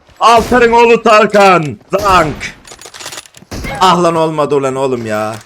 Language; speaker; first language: Turkish; native; Turkish